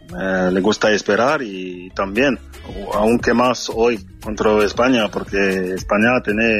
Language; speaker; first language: Spanish; non-native, fluent; French